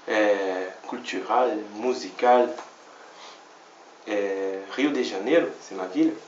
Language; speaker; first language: French; non-native, fluent; Portuguese